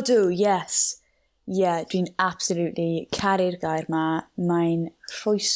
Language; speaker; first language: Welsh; non-native, local second language; English